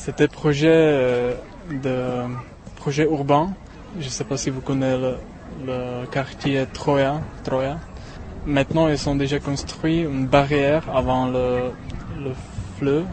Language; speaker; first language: French; non-native, learner; Czech